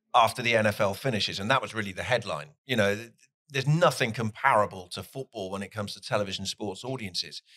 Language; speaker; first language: English; native; English